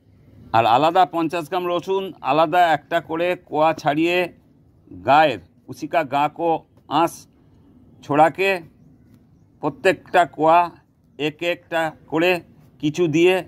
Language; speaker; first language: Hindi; non-native, local second language; Bangla